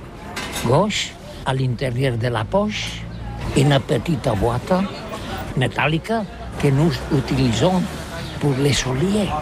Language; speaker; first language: French; non-native, learner; Catalan